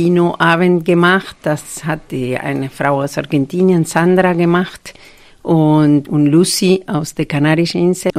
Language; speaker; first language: German; non-native, fluent; Spanish